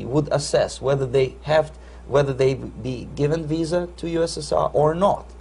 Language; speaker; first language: English; non-native, fluent; Russian